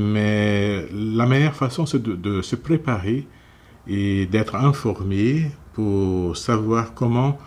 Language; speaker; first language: French; non-native, fluent; Portuguese